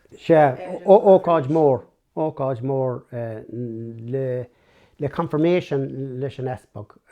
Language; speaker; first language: Irish; non-native, local second language; English